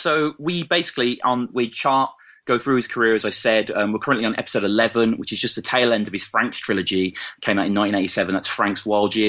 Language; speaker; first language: English; native; English